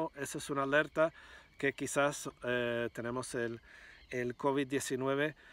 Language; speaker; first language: Spanish; non-native, fluent; English